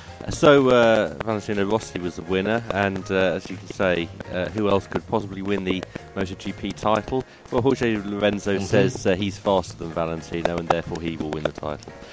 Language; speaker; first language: English; native; English